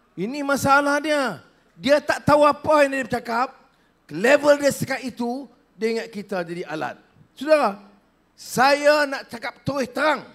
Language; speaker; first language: Malay; native; Malay